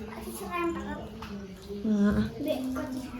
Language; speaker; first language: Indonesian; non-native, local second language; Javanese